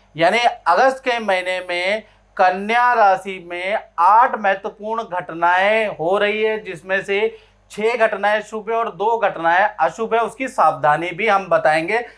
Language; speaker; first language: Hindi; native; Hindi